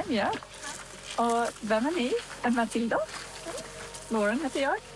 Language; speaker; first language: Swedish; non-native, learner; English